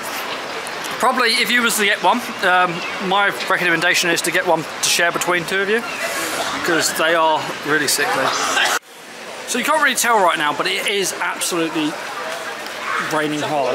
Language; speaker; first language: English; native; English